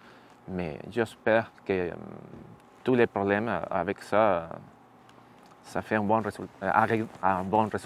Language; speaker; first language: French; non-native, learner; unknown